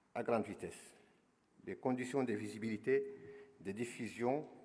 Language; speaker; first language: French; non-native, local second language; Arabic